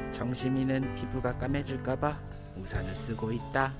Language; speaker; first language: Korean; native; Korean